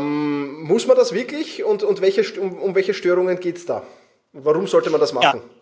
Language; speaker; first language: German; native; German